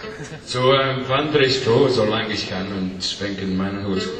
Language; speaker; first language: German; non-native, learner; English